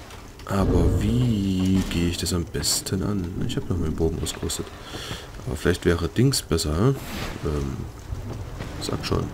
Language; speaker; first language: German; native; German